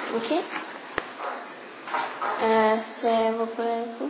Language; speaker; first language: French; non-native, learner; English